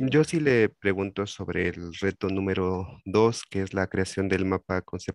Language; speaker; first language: Spanish; native; Spanish